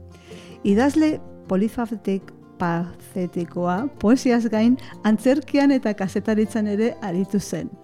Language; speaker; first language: Basque; native; Basque